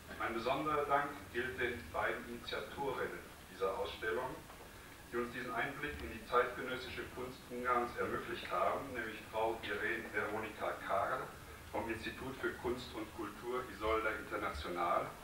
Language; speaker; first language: German; native; German